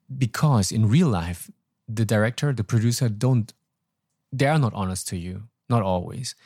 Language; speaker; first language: English; non-native, fluent; German